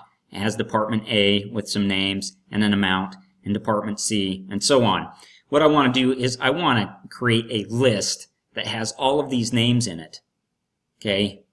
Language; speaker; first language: English; native; English